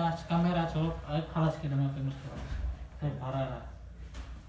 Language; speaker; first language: Arabic; non-native, learner; Indonesian